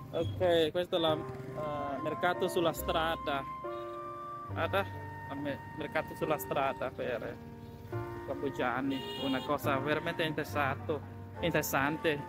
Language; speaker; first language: Italian; non-native, fluent; Khmer